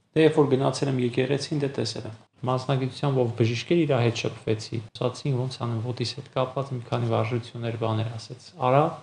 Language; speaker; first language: Armenian; native; Armenian